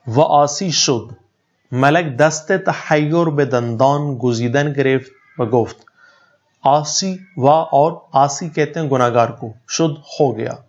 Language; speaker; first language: Urdu; native; Urdu